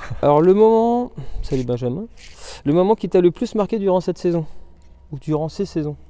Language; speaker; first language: French; native; French